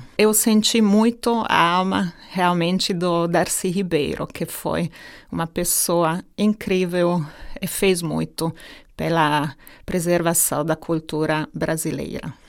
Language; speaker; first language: Portuguese; non-native, fluent; Hungarian